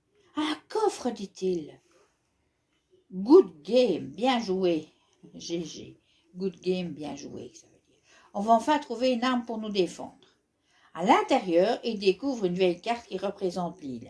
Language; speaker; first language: French; native; French